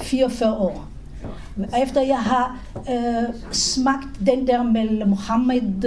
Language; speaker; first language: Danish; non-native, fluent; Hebrew